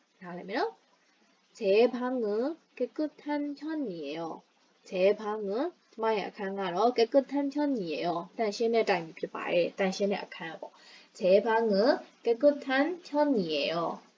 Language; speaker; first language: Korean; non-native, fluent; Burmese